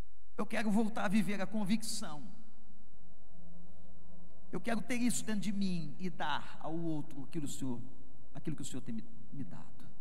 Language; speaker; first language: Portuguese; native; Portuguese